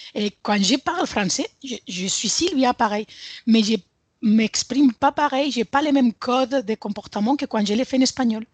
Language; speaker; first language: French; non-native, fluent; Spanish